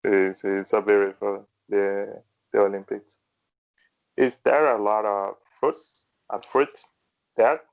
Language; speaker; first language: English; non-native, learner; Portuguese